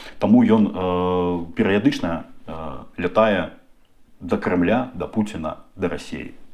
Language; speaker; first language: Belarusian; non-native, local second language; Russian